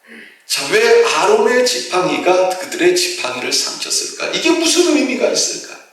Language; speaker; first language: Korean; native; Korean